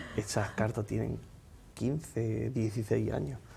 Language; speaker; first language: Spanish; native; Spanish